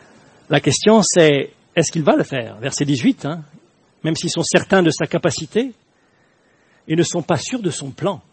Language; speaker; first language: French; native; French